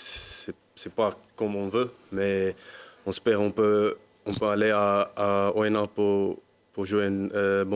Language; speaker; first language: French; non-native, learner; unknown